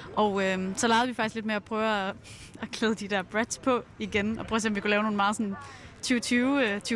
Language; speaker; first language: Danish; native; Danish